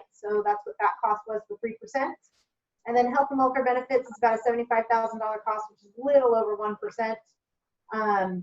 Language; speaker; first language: English; native; English